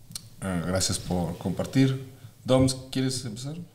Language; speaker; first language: Spanish; native; Spanish